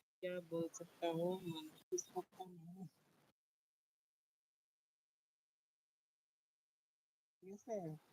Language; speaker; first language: Hindi; non-native, learner; Bangla